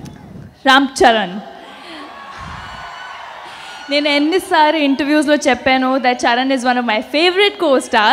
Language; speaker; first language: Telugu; non-native, fluent; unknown